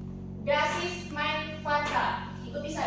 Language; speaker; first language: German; non-native, learner; Indonesian